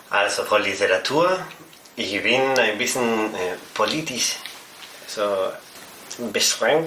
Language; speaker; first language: German; non-native, fluent; Spanish